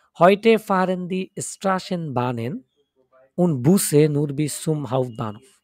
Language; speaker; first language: German; non-native, fluent; Bangla